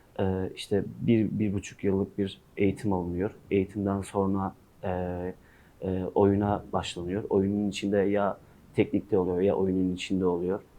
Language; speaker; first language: Turkish; non-native, local second language; Kurdish